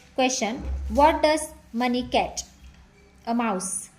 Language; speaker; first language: English; non-native, local second language; Marathi